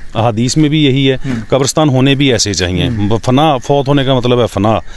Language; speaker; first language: Urdu; native; Urdu